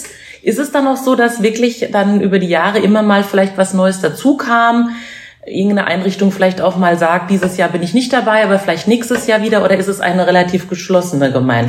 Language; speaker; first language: German; native; German